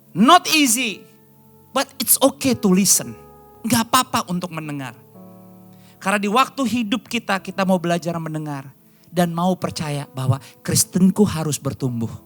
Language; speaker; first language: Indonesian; native; Indonesian